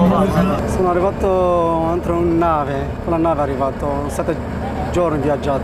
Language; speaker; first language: Italian; non-native, learner; Kurdish